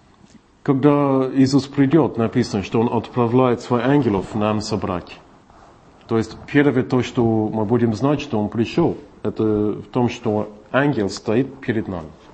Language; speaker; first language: Russian; non-native, fluent; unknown